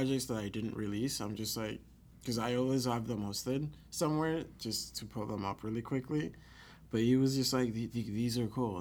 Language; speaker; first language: English; non-native, local second language; Yoruba